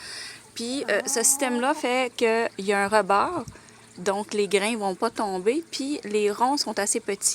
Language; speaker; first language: French; native; French